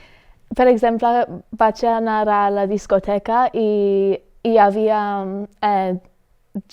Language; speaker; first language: Catalan; non-native, fluent; English